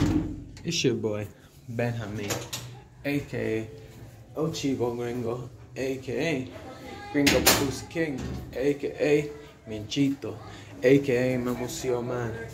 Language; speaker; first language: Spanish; non-native, learner; English